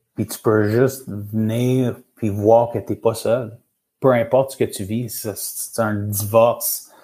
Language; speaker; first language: French; native; French